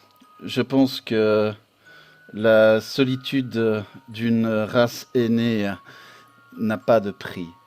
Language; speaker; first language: French; native; French